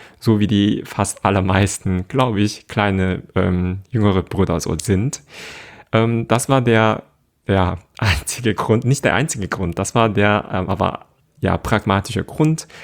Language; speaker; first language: German; non-native, fluent; Korean